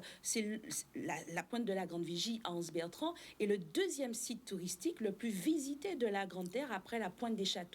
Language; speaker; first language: French; native; French